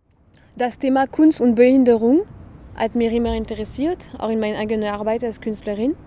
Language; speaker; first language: German; non-native, fluent; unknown